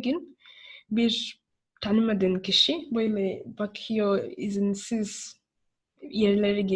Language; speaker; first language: Turkish; non-native, learner; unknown